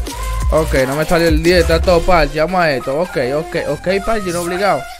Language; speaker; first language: Spanish; native; Spanish